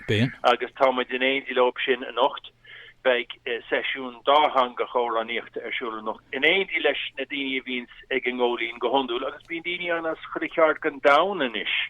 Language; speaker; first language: Irish; native; Irish